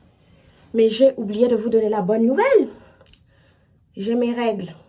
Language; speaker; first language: French; non-native, fluent; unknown